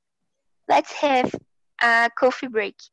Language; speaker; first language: English; non-native, learner; Portuguese